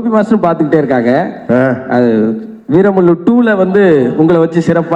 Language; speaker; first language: Tamil; native; Tamil